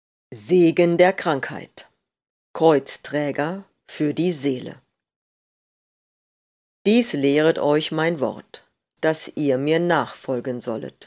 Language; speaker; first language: German; native; German